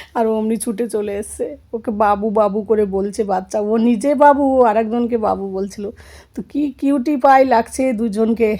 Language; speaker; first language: Bangla; native; Bangla